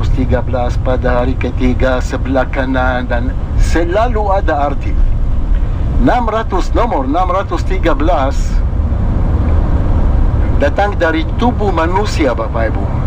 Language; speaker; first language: Indonesian; non-native, fluent; Hebrew